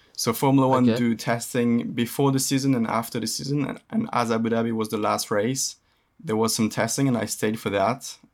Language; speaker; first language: English; early bilingual, other home language; French